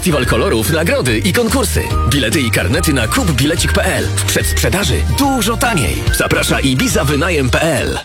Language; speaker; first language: Polish; native; Polish